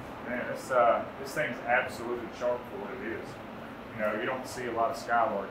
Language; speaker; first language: English; native; English